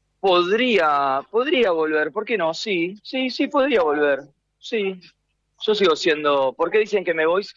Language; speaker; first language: Spanish; native; Spanish